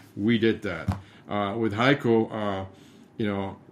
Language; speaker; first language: English; early bilingual, other home language; Spanish